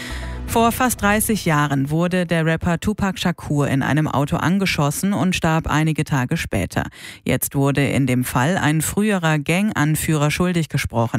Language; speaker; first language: German; native; German